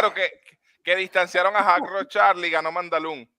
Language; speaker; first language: Spanish; native; Spanish